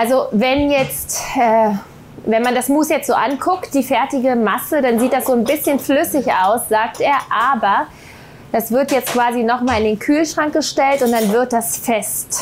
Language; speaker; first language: German; native; German